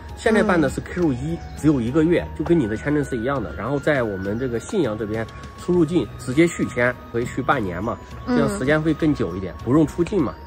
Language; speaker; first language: Chinese; native; Chinese